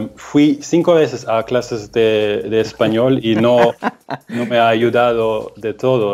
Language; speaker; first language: Spanish; non-native, fluent; Russian